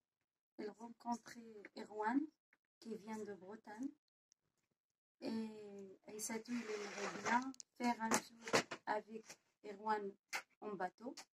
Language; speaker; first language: French; non-native, learner; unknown